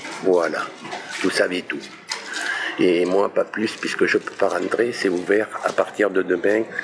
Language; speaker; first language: French; native; French